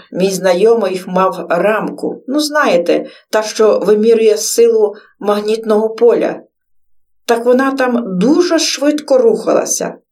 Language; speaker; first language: Ukrainian; native; Ukrainian